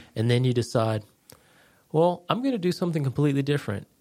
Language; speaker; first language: English; native; English